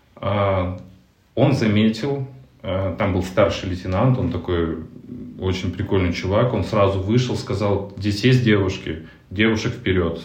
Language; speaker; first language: Russian; native; Russian